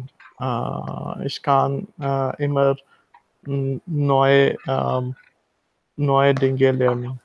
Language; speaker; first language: German; non-native, learner; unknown